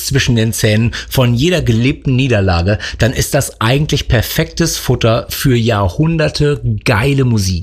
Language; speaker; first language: German; native; German